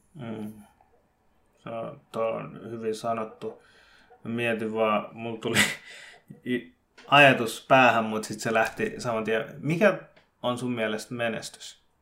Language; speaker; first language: Finnish; early bilingual, other home language; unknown